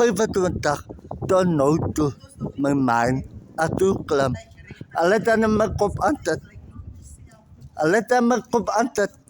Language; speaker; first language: Dutch; non-native, learner; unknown